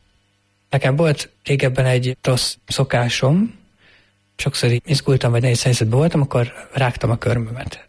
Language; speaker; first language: Hungarian; native; Hungarian